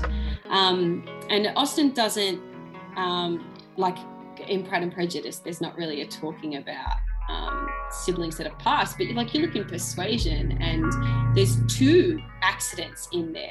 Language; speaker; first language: English; native; English